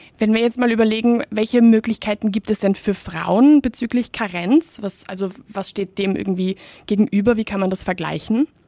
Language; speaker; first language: German; native; German